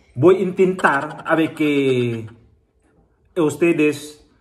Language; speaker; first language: Spanish; non-native, learner; Filipino